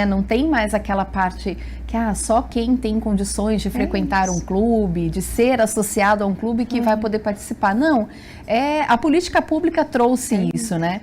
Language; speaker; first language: Portuguese; native; Portuguese